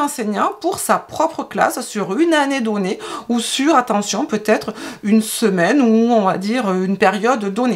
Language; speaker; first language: French; native; French